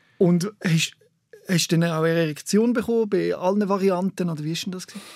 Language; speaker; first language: German; native; German